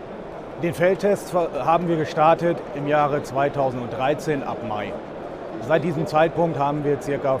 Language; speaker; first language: German; native; German